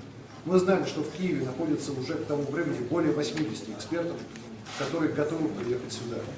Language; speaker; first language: Russian; native; Russian